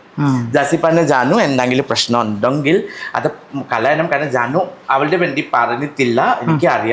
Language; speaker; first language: Malayalam; non-native, fluent; Assamese